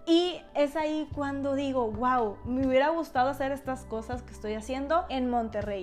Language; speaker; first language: Spanish; native; Spanish